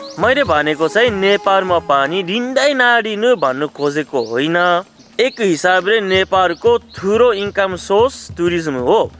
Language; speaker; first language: Nepali; non-native, fluent; Japanese